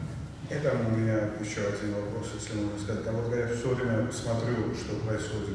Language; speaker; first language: Russian; non-native, fluent; Georgian